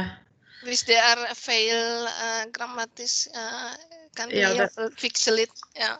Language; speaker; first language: Norwegian; non-native, learner; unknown